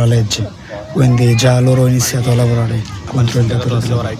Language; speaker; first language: Italian; non-native, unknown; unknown